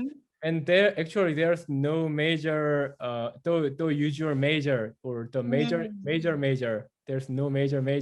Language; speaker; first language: English; non-native, fluent; Korean